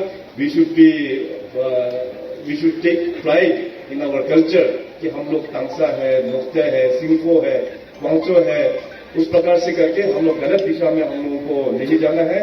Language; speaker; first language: Hindi; non-native, local second language; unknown